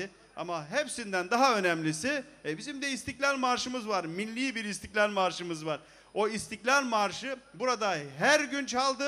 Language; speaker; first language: Turkish; native; Turkish